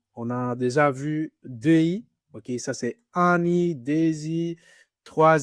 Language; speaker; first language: French; non-native, fluent; Greek